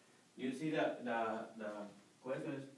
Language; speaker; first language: English; non-native, learner; Spanish